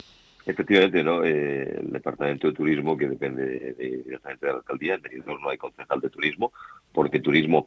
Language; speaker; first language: Spanish; native; Spanish